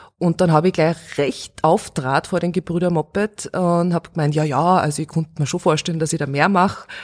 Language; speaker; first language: German; early bilingual, other home language; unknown